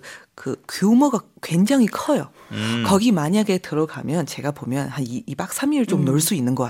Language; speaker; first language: Korean; non-native, fluent; Chinese